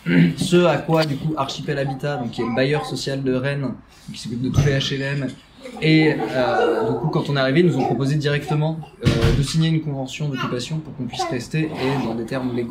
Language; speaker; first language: French; native; French